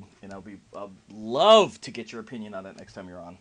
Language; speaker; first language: English; native; English